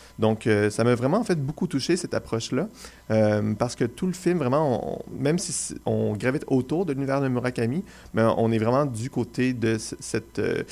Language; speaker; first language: French; native; French